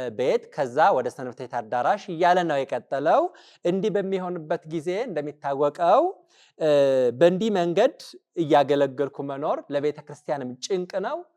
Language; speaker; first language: Amharic; native; Amharic